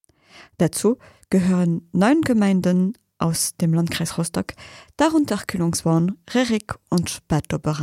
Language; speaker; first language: German; native; German